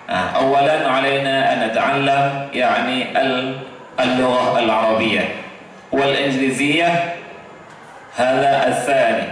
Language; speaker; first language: Arabic; non-native, fluent; Indonesian